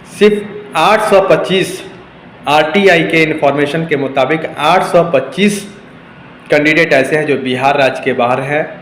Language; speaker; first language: Hindi; native; Hindi